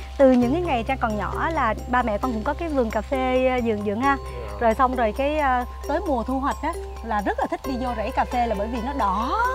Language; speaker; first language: Vietnamese; native; Vietnamese